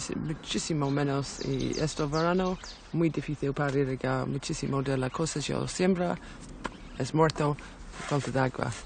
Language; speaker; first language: Spanish; non-native, learner; English